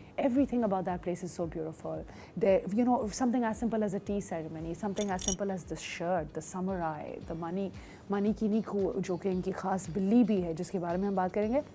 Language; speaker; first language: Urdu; native; Urdu